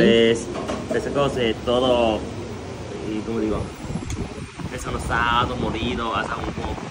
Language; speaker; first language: Spanish; non-native, learner; Chinese